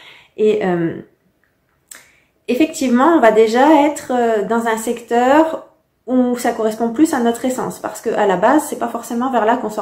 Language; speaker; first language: French; native; French